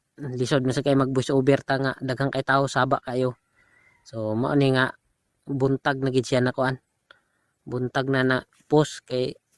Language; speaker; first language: Cebuano; non-native, local second language; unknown